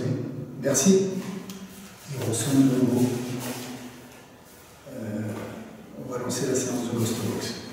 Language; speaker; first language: French; native; French